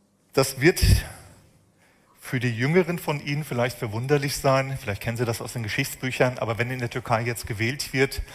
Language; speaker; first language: German; native; German